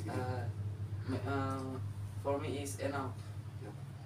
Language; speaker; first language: English; non-native, learner; Indonesian